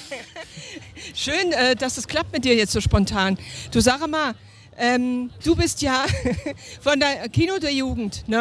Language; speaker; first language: German; native; German